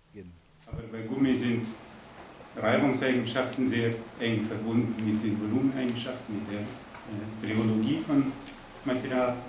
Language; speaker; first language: German; non-native, fluent; Russian